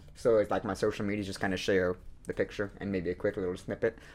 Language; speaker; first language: English; native; English